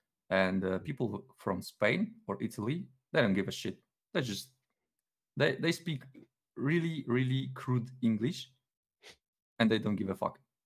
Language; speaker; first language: English; non-native, fluent; Polish